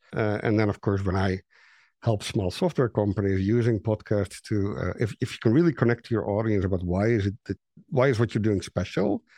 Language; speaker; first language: English; non-native, fluent; Dutch